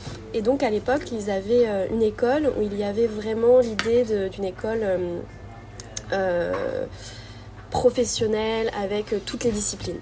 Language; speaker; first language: French; native; French